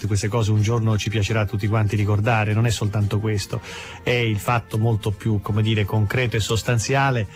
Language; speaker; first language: Italian; native; Italian